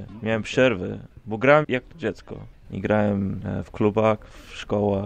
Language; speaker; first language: Polish; non-native, fluent; English